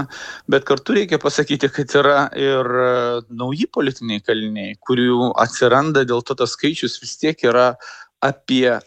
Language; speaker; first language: Lithuanian; native; Lithuanian